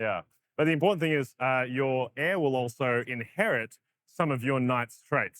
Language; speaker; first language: English; native; English